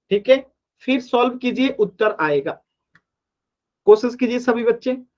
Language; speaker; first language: Hindi; native; Hindi